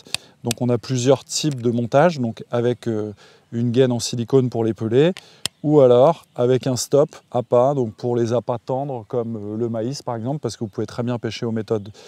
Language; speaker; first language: French; native; French